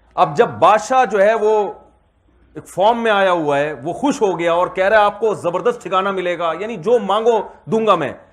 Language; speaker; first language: Urdu; native; Urdu